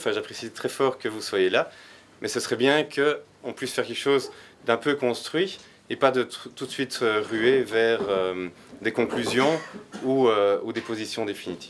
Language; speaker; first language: French; non-native, local second language; Dutch